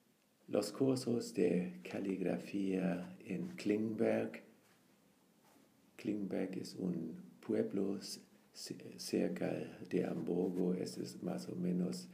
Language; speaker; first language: Spanish; non-native, fluent; German